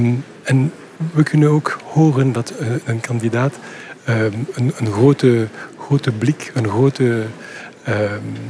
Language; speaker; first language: Dutch; non-native, local second language; French